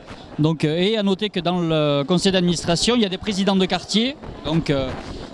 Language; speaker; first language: French; native; French